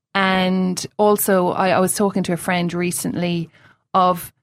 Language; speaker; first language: English; native; English